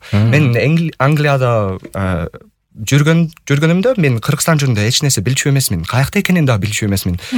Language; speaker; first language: Kyrgyz; non-native, fluent; English